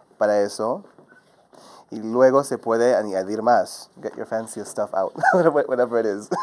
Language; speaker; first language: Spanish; non-native, fluent; Portuguese